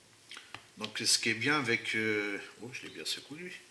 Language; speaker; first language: French; native; French